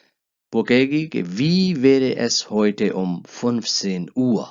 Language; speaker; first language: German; non-native, learner; Urdu